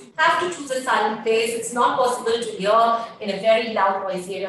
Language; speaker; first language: English; non-native, local second language; Hindi